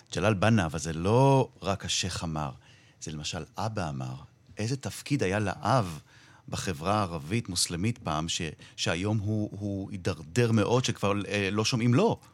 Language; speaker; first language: Hebrew; native; Hebrew